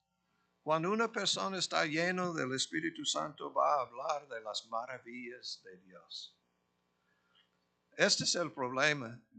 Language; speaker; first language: Spanish; non-native, fluent; English